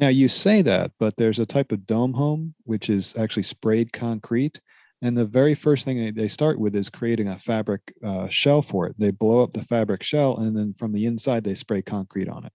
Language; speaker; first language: English; native; English